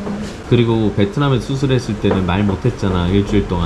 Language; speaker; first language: Korean; native; Korean